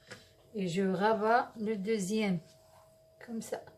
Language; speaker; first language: French; non-native, local second language; Arabic